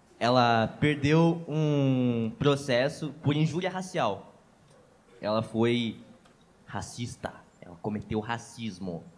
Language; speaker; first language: Portuguese; native; Portuguese